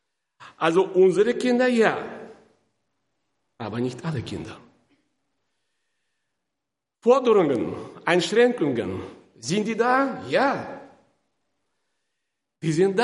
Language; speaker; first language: German; non-native, fluent; Russian